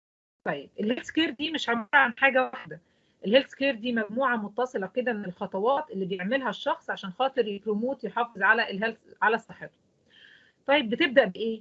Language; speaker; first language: Arabic; native; Arabic